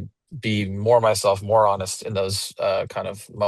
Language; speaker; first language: English; native; English